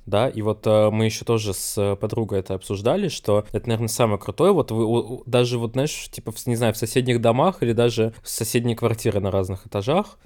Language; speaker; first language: Russian; native; Russian